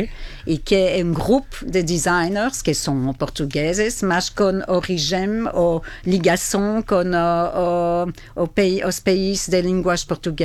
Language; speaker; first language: Portuguese; non-native, fluent; French